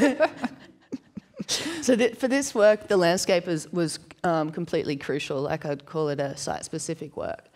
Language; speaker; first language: English; native; English